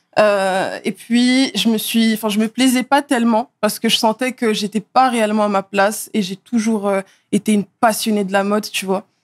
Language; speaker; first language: French; native; French